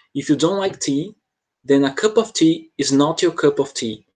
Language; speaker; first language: English; non-native, fluent; Portuguese